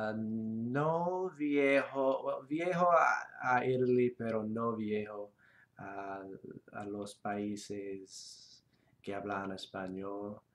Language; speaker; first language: Spanish; non-native, learner; English